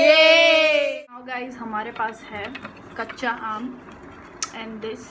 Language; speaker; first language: Hindi; non-native, local second language; Gujarati